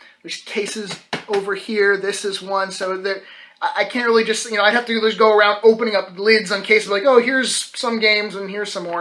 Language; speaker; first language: English; native; English